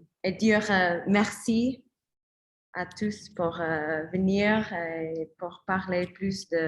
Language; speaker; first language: French; non-native, learner; English